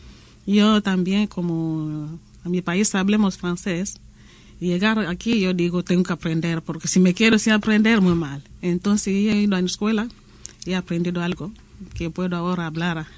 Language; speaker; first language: Spanish; non-native, learner; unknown